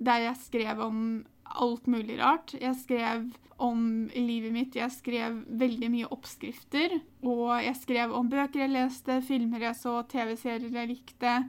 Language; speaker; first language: Norwegian; native; Norwegian